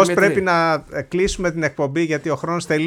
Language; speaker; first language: Greek; native; Greek